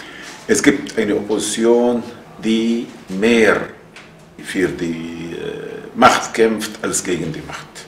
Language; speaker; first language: German; non-native, fluent; Arabic